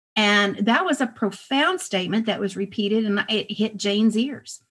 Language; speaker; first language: English; native; English